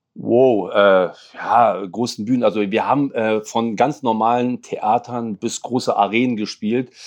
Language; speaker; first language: German; early bilingual, other home language; Arabic